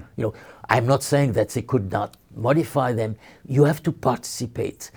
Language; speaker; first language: English; non-native, fluent; French